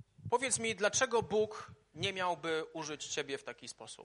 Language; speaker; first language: Czech; non-native, learner; Polish